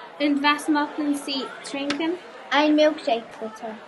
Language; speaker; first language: German; non-native, learner; English